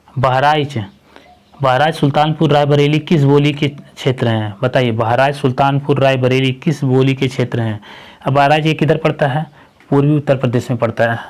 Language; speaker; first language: Hindi; native; Hindi